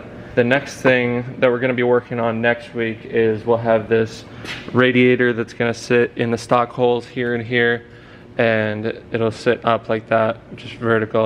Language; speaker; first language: English; native; English